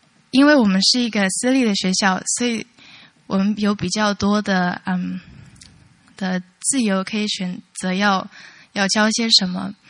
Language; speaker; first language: Chinese; early bilingual, heritage; Chinese